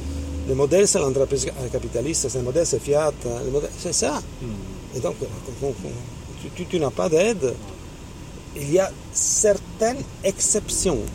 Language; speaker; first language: French; non-native, fluent; Italian